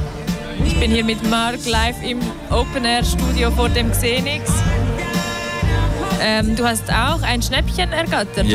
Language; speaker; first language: German; native; German